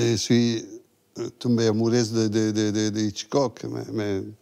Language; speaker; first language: French; non-native, fluent; Italian